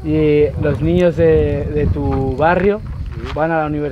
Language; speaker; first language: Spanish; native; Spanish